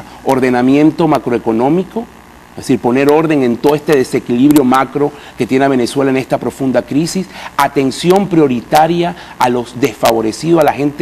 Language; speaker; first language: Spanish; native; Spanish